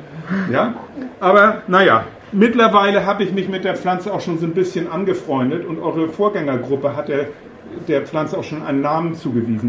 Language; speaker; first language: German; native; German